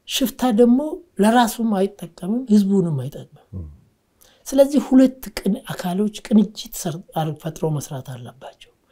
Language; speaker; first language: Amharic; non-native, local second language; Oromo